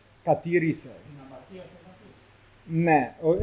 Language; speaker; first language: Greek; native; Greek